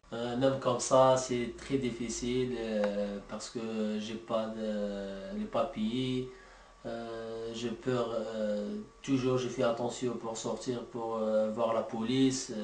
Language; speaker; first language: French; non-native, learner; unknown